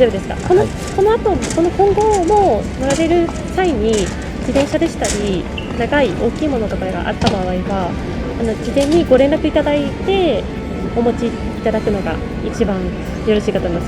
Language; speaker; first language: Japanese; native; Japanese